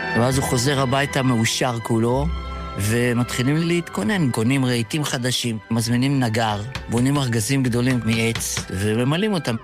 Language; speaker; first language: Hebrew; early bilingual, other home language; Yiddish